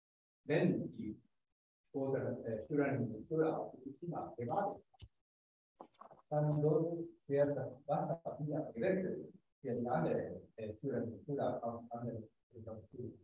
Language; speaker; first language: German; non-native, fluent; Japanese